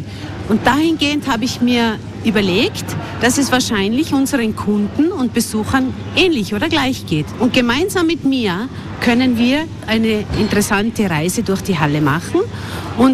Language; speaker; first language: German; native; German